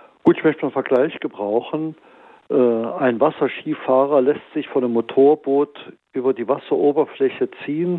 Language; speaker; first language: German; native; German